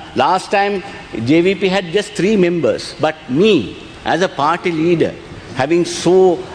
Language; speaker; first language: English; non-native, local second language; Sinhala